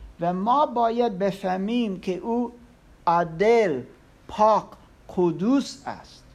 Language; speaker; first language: Persian; non-native, learner; English